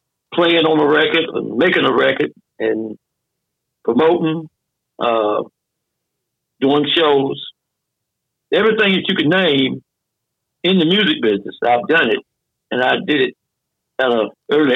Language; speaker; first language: English; native; English